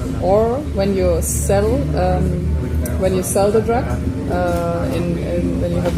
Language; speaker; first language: English; non-native, fluent; German